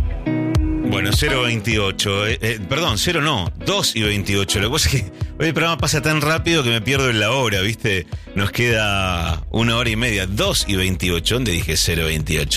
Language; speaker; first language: Spanish; native; Spanish